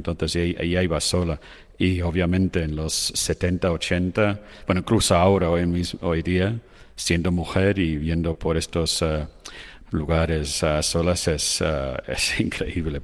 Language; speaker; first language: Spanish; non-native, fluent; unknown